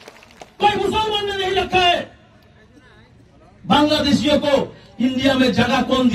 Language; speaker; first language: Hindi; non-native, local second language; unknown